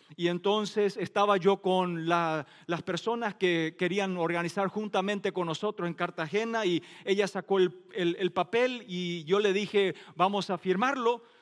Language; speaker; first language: Spanish; non-native, local second language; Plautdietsch